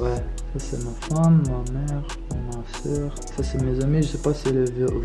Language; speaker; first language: French; non-native, learner; Portuguese